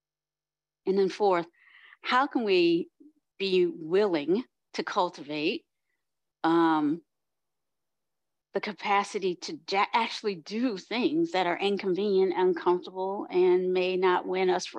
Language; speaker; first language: English; native; English